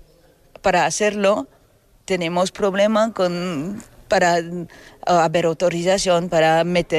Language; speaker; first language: Spanish; early bilingual, heritage; French